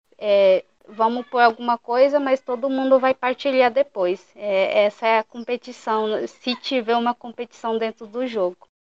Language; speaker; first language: Portuguese; non-native, local second language; Guarani